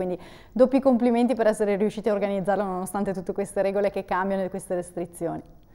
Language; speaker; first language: Italian; native; Italian